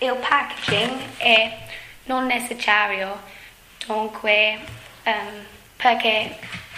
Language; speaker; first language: Italian; non-native, learner; English